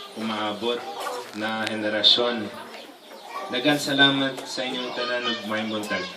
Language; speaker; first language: Cebuano; non-native, learner; Filipino